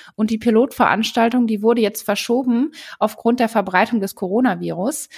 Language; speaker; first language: German; native; German